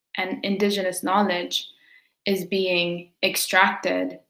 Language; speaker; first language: English; early bilingual, other home language; Quechua